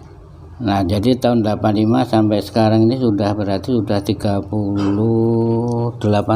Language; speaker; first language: Indonesian; native; Indonesian